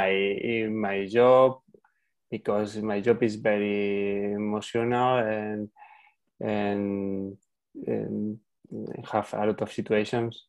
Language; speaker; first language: English; non-native, learner; Spanish